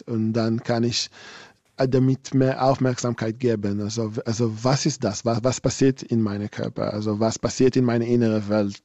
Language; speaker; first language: German; non-native, fluent; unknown